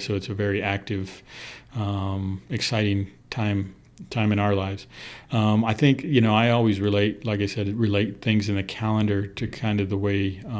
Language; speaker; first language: English; early bilingual, other home language; Spanish